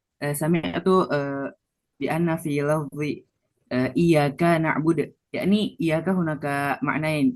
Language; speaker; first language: Arabic; non-native, learner; Indonesian